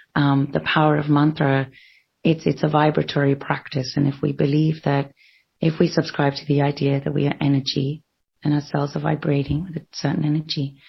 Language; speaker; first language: English; native; English